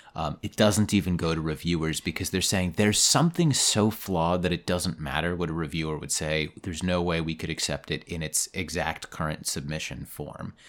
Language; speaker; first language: English; native; English